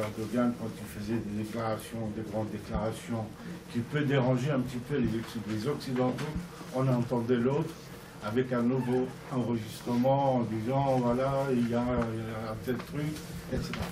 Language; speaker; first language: French; non-native, fluent; Arabic